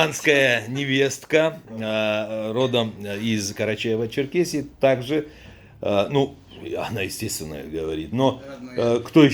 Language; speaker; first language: Russian; native; Russian